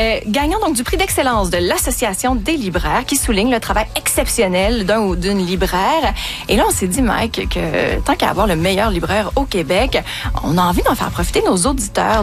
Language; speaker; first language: French; native; French